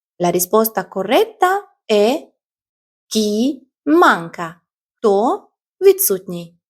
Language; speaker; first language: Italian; non-native, fluent; Ukrainian